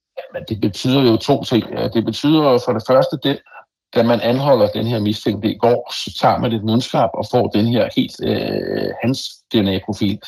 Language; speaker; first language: Danish; native; Danish